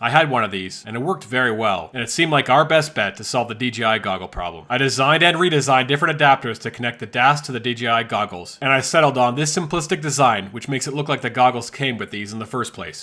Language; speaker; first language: English; native; English